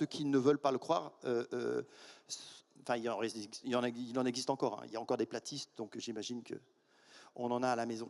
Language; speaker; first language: French; native; French